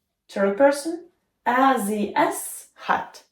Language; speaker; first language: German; non-native, fluent; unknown